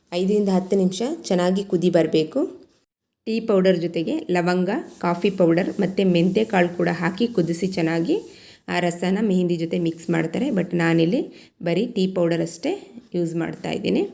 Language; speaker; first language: Kannada; native; Kannada